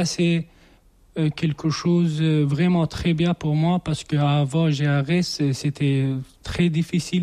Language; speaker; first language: French; non-native, learner; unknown